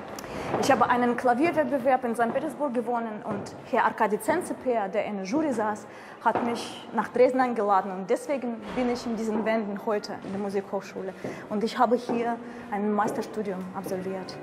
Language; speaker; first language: German; non-native, fluent; Russian